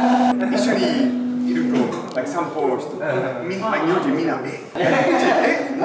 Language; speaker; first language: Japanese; non-native, learner; English